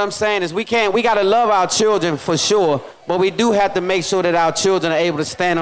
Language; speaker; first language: English; native; English